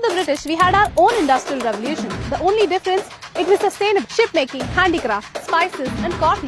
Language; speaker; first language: English; non-native, local second language; Hindi